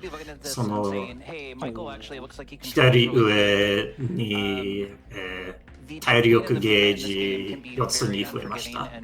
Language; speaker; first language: Japanese; non-native, learner; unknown